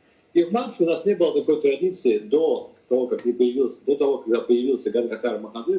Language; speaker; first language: Russian; native; Russian